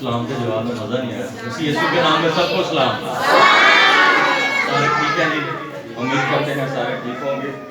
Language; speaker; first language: Urdu; native; Urdu